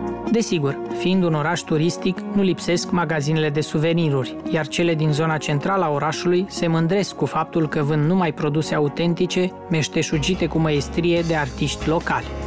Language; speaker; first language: Romanian; native; Romanian